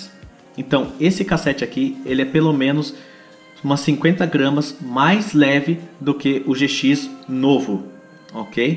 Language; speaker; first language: Portuguese; native; Portuguese